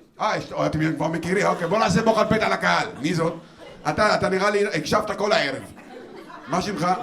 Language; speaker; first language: Hebrew; non-native, local second language; Arabic